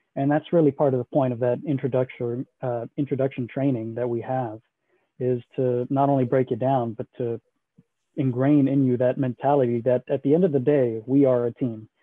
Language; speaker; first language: English; native; English